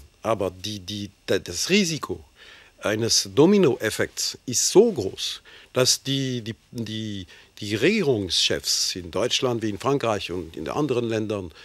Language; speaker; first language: German; non-native, fluent; French